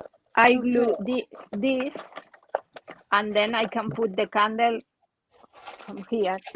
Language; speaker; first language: English; non-native, learner; Spanish